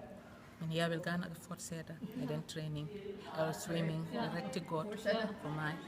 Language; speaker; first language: Danish; non-native, learner; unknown